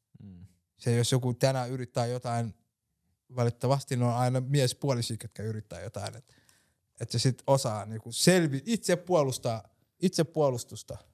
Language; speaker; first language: Finnish; early bilingual, other home language; Somali